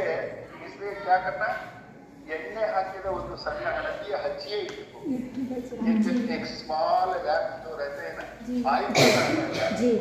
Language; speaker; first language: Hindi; non-native, local second language; Kannada